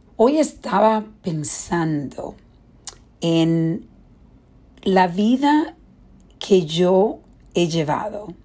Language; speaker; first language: Spanish; early bilingual, heritage; Spanish